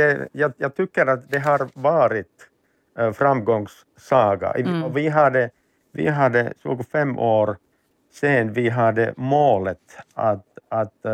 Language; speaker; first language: Swedish; non-native, learner; Finnish